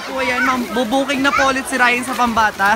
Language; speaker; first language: Filipino; native; Filipino